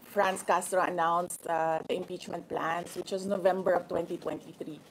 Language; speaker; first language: English; non-native, local second language; Filipino